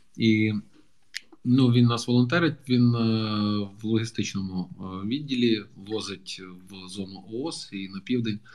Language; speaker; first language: Ukrainian; non-native, local second language; Russian